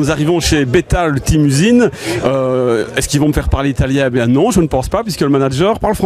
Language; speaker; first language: French; native; French